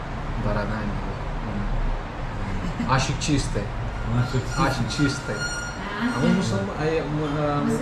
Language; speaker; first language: Russian; non-native, learner; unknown